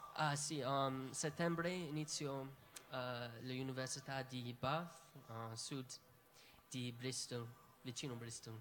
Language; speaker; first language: Italian; non-native, learner; English